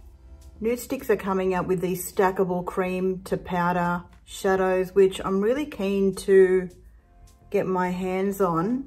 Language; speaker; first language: English; native; English